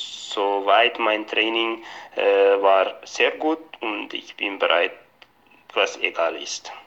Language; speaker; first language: German; non-native, fluent; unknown